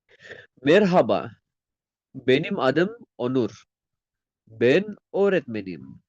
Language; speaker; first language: Turkish; non-native, fluent; Indonesian